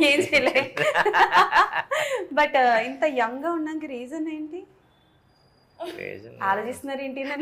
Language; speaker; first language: Telugu; native; Telugu